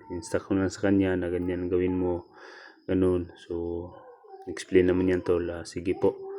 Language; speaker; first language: Filipino; non-native, local second language; Cebuano